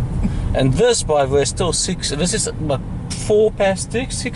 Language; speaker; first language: English; native; English